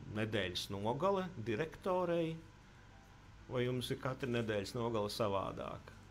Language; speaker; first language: Latvian; native; Latvian